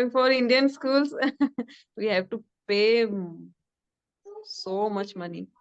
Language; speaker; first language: English; non-native, learner; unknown